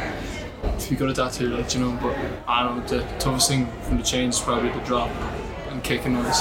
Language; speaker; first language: English; native; English